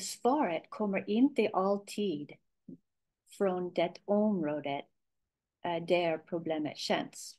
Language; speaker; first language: Swedish; non-native, learner; English